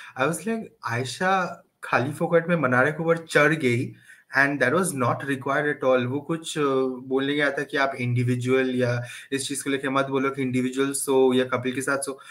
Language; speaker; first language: Hindi; native; Hindi